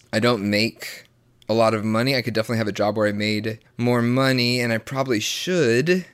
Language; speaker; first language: English; native; English